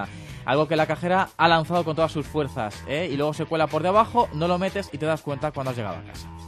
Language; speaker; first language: Spanish; native; Spanish